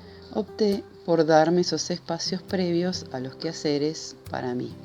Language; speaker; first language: Spanish; native; Spanish